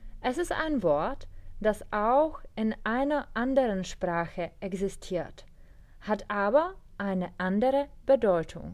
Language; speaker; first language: German; non-native, fluent; Czech